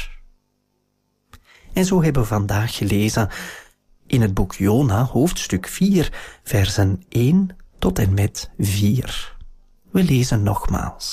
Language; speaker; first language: Dutch; native; Dutch